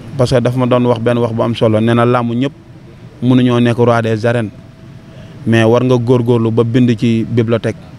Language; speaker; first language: Wolof; non-native, local second language; Jola-Fonyi